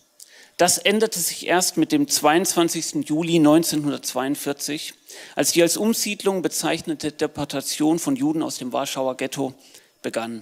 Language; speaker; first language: German; native; German